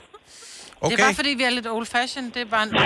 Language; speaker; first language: Danish; native; Danish